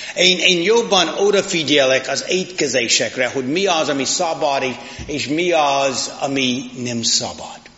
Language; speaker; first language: Hungarian; non-native, fluent; English